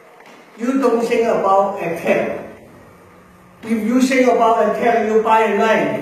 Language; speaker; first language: English; non-native, learner; Chinese